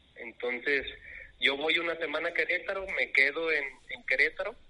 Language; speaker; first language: Spanish; native; Spanish